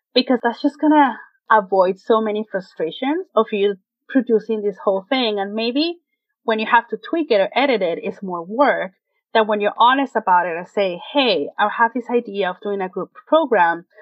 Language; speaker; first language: English; non-native, fluent; Spanish